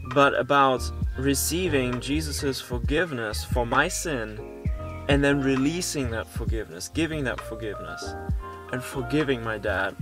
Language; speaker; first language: English; early bilingual, heritage; German